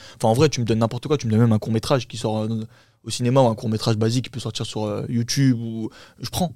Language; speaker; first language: French; early bilingual, other home language; Turkish